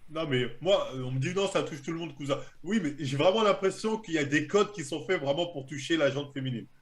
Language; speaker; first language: French; native; French